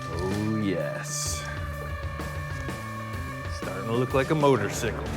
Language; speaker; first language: English; native; English